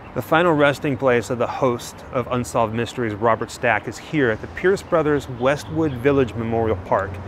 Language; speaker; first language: English; native; English